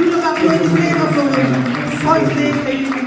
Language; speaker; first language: Dutch; non-native, learner; Lingala